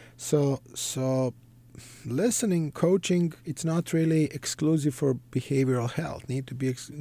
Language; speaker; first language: English; non-native, fluent; Serbian